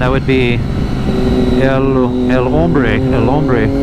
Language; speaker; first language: Spanish; non-native, learner; English